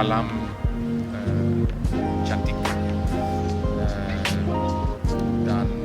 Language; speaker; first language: Indonesian; non-native, fluent; Polish